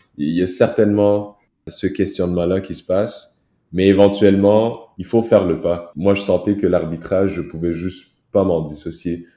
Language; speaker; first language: French; early bilingual, other home language; Kinyarwanda